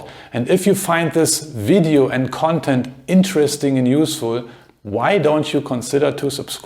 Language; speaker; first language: English; non-native, fluent; German